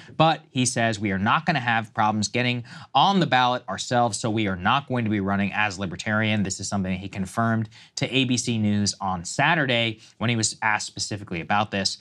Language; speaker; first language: English; native; English